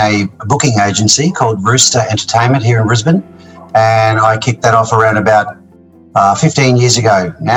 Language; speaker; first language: English; native; English